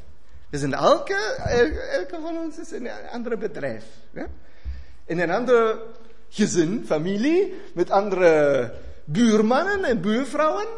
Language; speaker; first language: Dutch; non-native, fluent; German